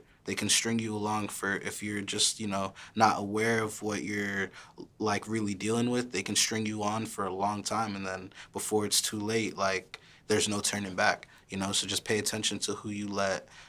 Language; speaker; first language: English; early bilingual, other home language; Haitian Creole